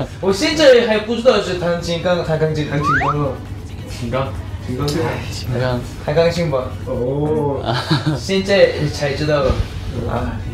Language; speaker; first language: Chinese; non-native, learner; Korean